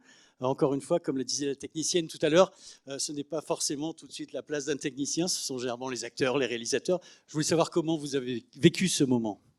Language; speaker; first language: French; native; French